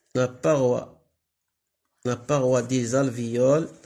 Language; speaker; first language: French; non-native, local second language; Arabic